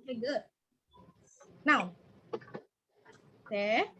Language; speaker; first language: English; non-native, learner; Indonesian